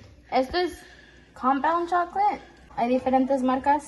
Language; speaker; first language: Spanish; early bilingual, other home language; English